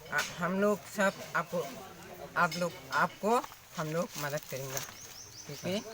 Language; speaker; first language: Hindi; non-native, local second language; Kok Borok